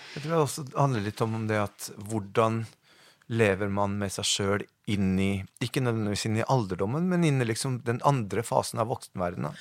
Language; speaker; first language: Norwegian; early bilingual, other home language; Spanish